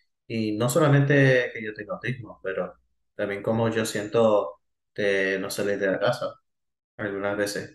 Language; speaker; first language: Spanish; early bilingual, heritage; Spanish